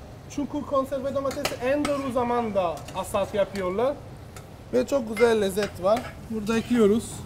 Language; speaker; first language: Turkish; non-native, learner; Italian